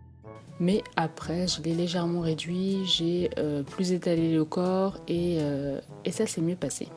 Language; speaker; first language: French; native; French